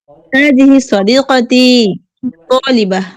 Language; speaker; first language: Arabic; non-native, learner; Bangla